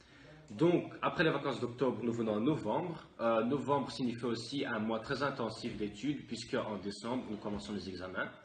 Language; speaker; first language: French; native; French